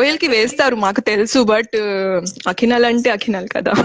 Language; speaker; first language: Telugu; non-native, local second language; Hindi